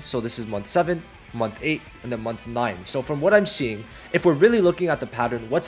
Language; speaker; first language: English; native; English